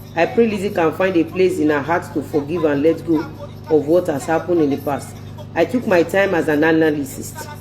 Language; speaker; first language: English; non-native, local second language; Yoruba